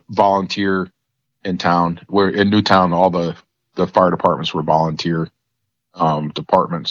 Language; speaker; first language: English; native; English